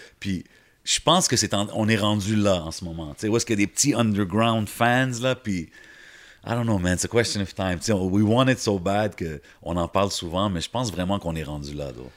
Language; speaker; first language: French; early bilingual, other home language; Arabic